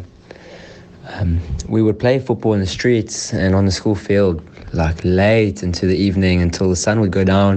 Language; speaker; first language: English; native; English